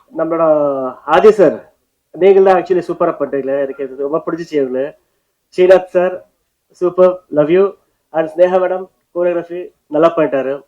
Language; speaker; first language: Tamil; non-native, learner; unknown